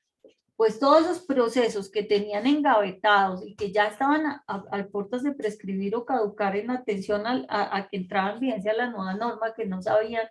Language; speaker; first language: Spanish; native; Spanish